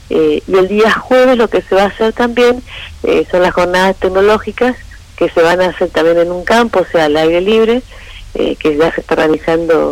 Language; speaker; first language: Spanish; native; Spanish